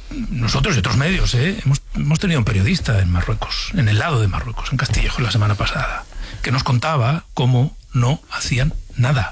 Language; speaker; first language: Spanish; native; Spanish